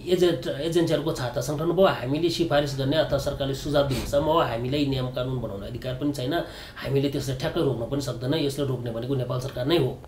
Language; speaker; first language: Nepali; non-native, local second language; Sherpa